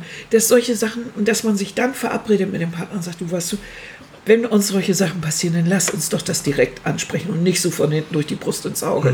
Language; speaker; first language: German; native; German